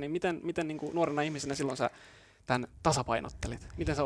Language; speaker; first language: Finnish; native; Finnish